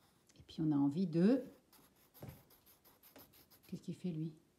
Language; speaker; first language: French; native; French